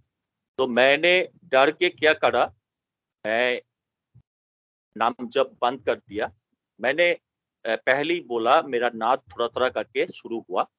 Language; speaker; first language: Hindi; non-native, local second language; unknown